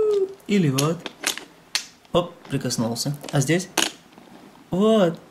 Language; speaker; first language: Russian; native; Russian